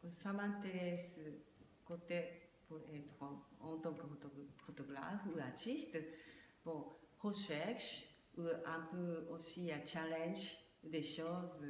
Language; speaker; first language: French; non-native, learner; Japanese